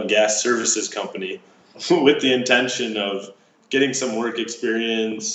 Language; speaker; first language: English; native; English